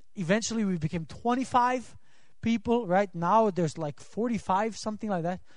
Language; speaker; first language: English; non-native, fluent; Swiss German